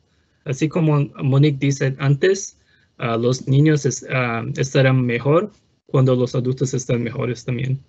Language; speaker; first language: Spanish; non-native, fluent; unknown